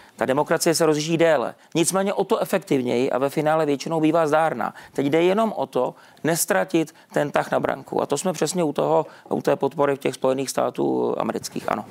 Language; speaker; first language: Czech; native; Czech